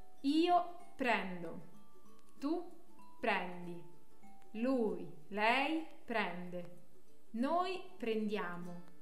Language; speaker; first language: Italian; non-native, fluent; French